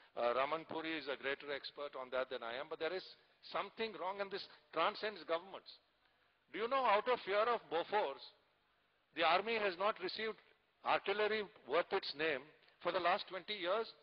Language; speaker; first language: English; non-native, local second language; Tamil